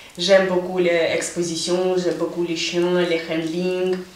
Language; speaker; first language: French; non-native, learner; Ukrainian